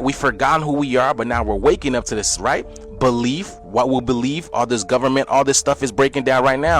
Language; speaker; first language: English; native; English